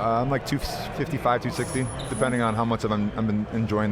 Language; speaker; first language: English; native; English